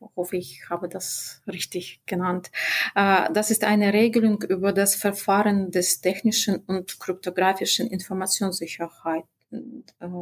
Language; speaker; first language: German; non-native, fluent; Russian